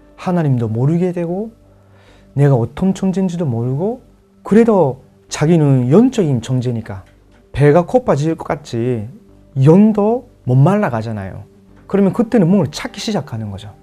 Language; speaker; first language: Korean; non-native, fluent; Japanese